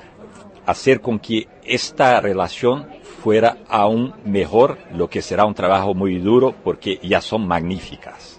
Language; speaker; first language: Spanish; non-native, fluent; Portuguese